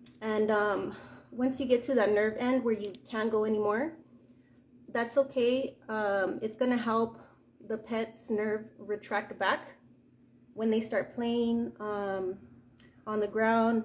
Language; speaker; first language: English; native; English